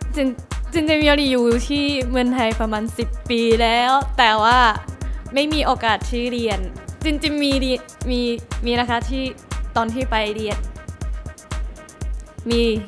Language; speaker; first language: Thai; non-native, learner; Japanese